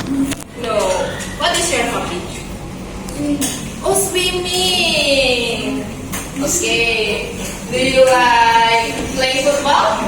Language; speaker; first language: English; non-native, learner; Indonesian